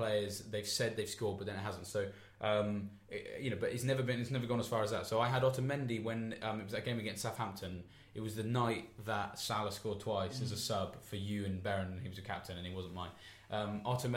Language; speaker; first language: English; native; English